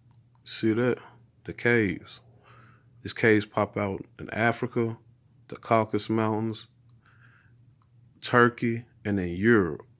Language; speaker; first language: English; native; English